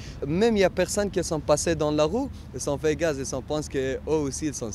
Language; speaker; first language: French; non-native, learner; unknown